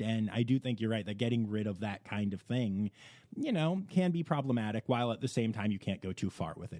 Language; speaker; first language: English; native; English